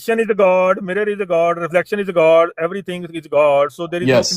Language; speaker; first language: English; non-native, fluent; Punjabi